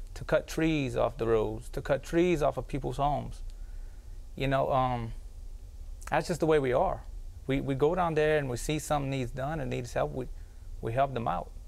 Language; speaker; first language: English; native; English